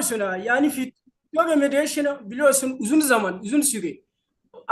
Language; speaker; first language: Turkish; non-native, learner; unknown